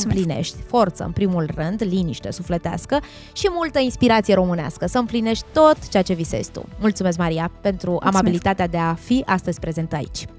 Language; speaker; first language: Romanian; native; Romanian